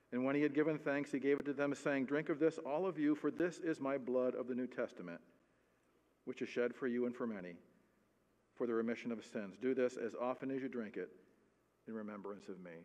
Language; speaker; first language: English; native; English